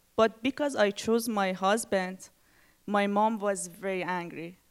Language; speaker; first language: English; non-native, learner; Persian